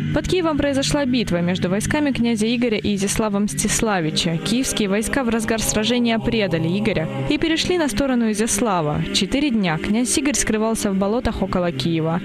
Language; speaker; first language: Russian; native; Russian